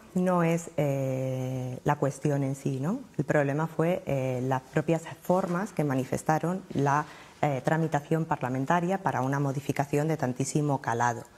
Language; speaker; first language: Spanish; native; Spanish